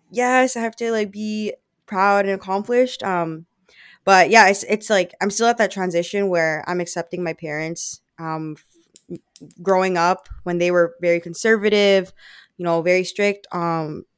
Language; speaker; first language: English; non-native, fluent; Filipino